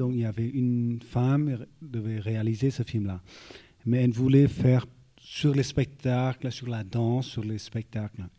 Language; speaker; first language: French; non-native, fluent; Vietnamese